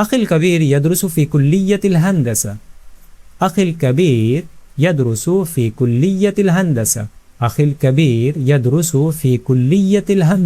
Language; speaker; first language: Arabic; non-native, fluent; Urdu